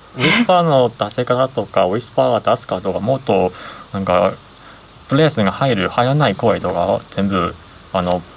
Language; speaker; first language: Japanese; non-native, fluent; Chinese